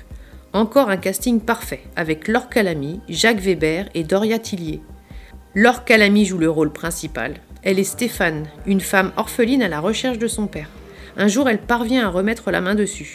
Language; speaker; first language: French; native; French